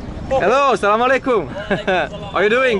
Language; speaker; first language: English; non-native, learner; French